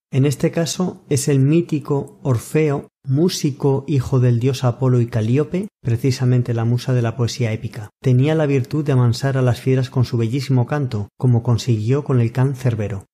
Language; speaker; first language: Spanish; native; Spanish